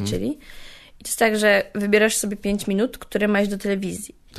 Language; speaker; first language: Polish; native; Polish